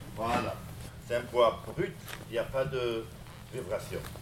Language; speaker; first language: French; non-native, fluent; Kurdish